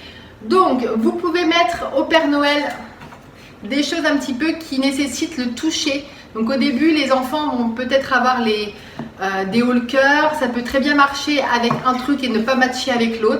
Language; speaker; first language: French; native; French